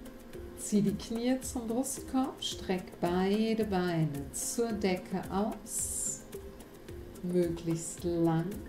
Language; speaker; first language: German; native; German